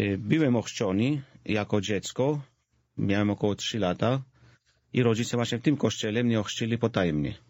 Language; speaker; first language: Polish; non-native, fluent; Georgian